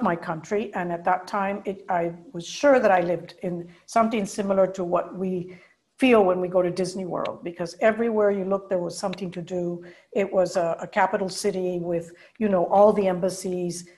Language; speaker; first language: English; non-native, fluent; Spanish